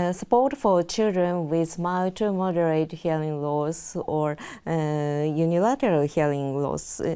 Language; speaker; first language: English; non-native, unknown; Japanese